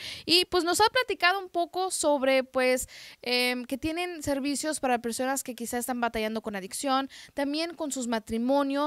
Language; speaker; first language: Spanish; native; Spanish